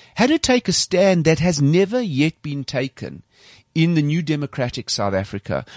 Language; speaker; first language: English; native; English